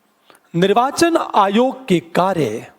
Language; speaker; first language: Hindi; native; Hindi